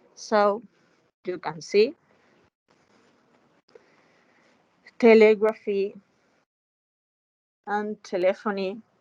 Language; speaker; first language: English; non-native, fluent; Spanish